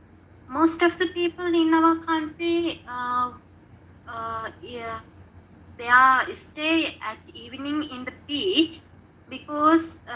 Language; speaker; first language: English; non-native, learner; Sinhala